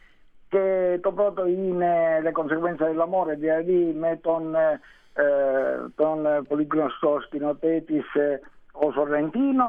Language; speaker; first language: Greek; non-native, learner; Italian